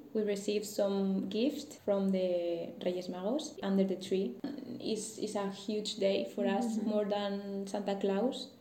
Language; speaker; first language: English; non-native, learner; Spanish